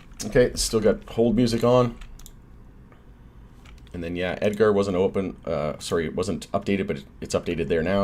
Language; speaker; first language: English; native; English